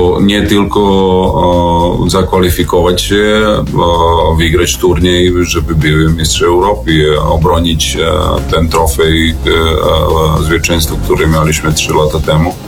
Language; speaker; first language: Polish; non-native, fluent; Serbian